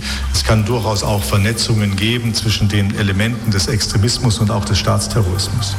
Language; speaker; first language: German; native; German